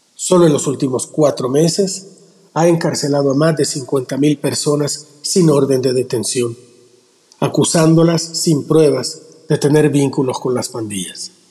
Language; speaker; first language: Spanish; native; Spanish